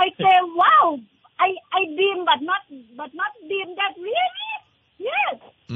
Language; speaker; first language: English; non-native, learner; Thai